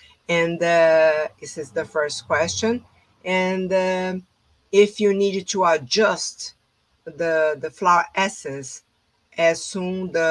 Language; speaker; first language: English; non-native, fluent; Portuguese